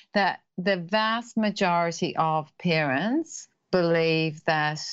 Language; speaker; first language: English; native; English